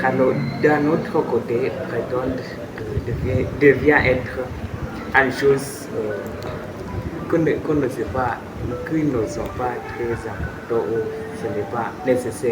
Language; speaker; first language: French; non-native, learner; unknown